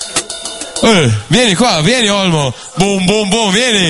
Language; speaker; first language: Italian; non-native, fluent; Russian